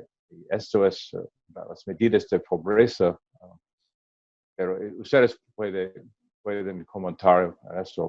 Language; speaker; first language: Spanish; non-native, learner; English